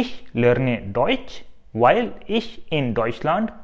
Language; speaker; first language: German; non-native, fluent; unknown